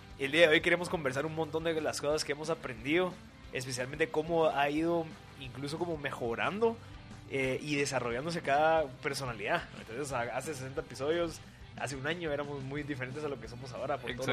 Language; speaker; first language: Spanish; native; Spanish